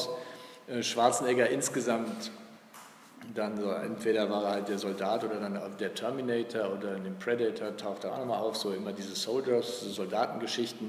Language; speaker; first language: German; native; German